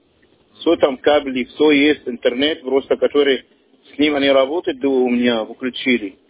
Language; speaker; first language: Russian; non-native, local second language; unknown